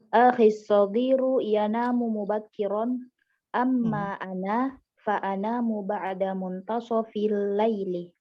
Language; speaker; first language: Arabic; non-native, learner; Indonesian